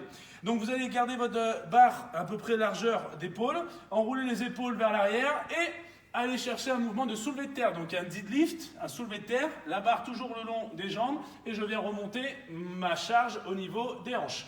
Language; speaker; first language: French; native; French